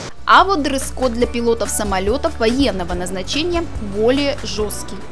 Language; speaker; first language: Russian; native; Russian